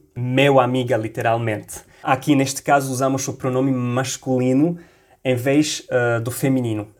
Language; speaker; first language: Portuguese; non-native, fluent; Arabic